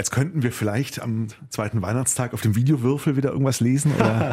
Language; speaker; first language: German; native; German